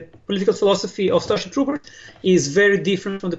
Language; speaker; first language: English; non-native, fluent; Hebrew